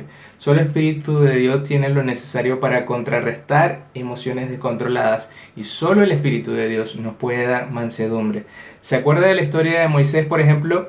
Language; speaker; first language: Spanish; native; Spanish